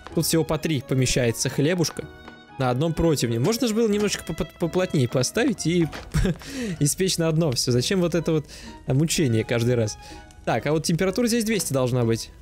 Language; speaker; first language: Russian; native; Russian